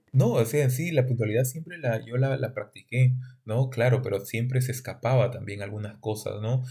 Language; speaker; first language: Spanish; native; Spanish